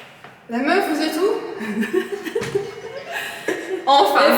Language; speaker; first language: French; non-native, fluent; Turkish